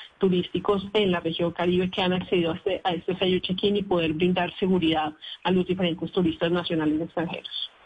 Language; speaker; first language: Spanish; native; Spanish